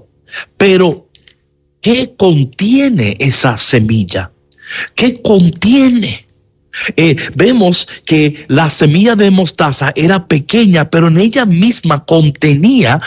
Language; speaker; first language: Spanish; native; Spanish